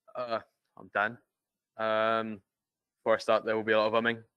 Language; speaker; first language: English; native; English